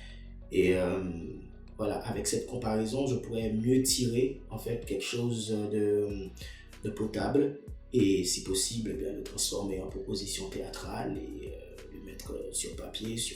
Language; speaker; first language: French; non-native, local second language; Haitian Creole